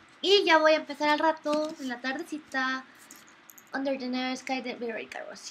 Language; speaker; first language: Spanish; native; Spanish